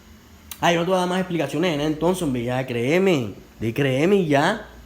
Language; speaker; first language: Spanish; native; Spanish